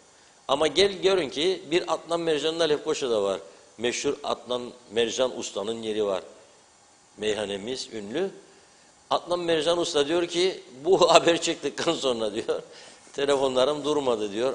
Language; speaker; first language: Turkish; native; Turkish